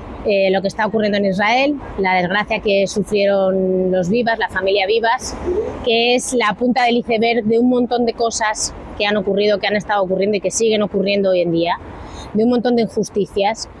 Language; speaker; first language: Spanish; native; Spanish